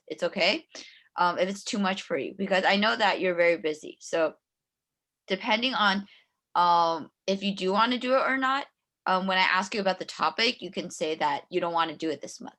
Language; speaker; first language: English; non-native, fluent; Chinese